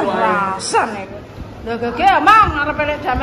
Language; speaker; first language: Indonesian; non-native, local second language; Javanese